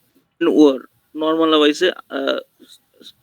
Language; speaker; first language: German; non-native, learner; Bangla